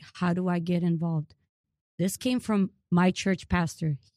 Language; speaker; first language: English; early bilingual, other home language; Ukrainian